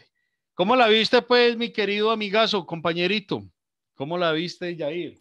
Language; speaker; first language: Spanish; native; Spanish